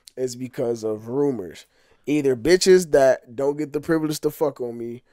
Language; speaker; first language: English; native; English